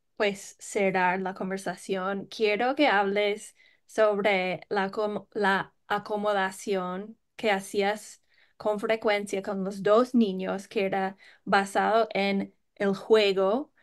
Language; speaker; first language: Spanish; non-native, fluent; English